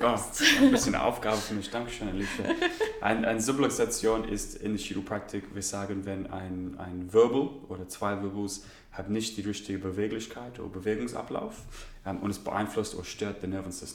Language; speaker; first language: German; non-native, learner; English